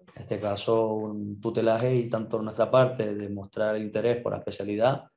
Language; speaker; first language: Spanish; native; Spanish